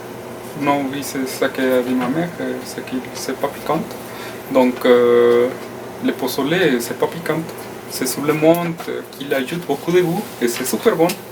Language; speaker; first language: French; non-native, fluent; Spanish